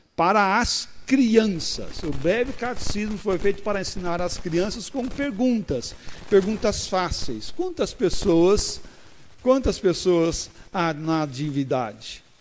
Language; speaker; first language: Portuguese; native; Portuguese